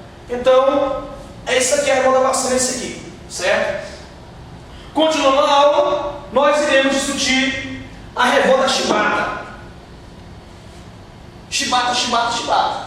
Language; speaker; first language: Portuguese; native; Portuguese